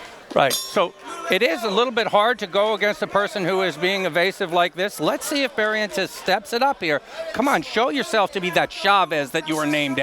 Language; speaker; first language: English; native; English